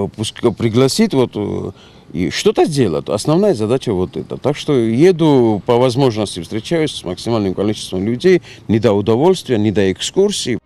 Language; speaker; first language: Russian; non-native, local second language; Georgian